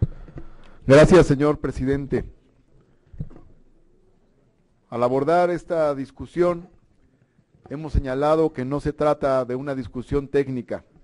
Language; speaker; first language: Spanish; native; Spanish